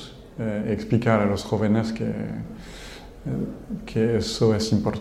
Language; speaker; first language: Spanish; non-native, fluent; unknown